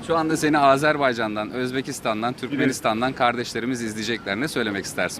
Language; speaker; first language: Turkish; native; Turkish